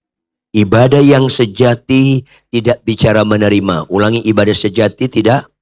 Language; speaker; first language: Indonesian; native; Indonesian